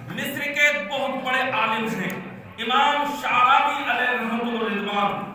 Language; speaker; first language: Urdu; native; Urdu